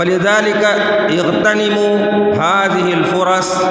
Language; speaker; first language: Arabic; non-native, fluent; Urdu